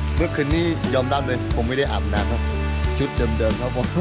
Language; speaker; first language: Thai; native; Thai